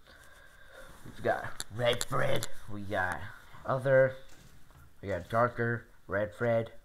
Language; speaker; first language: English; native; English